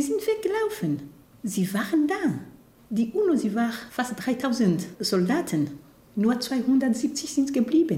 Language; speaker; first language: German; non-native, fluent; Kinyarwanda